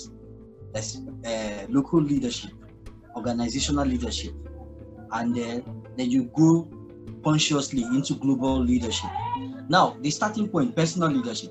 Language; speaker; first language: English; non-native, local second language; Yoruba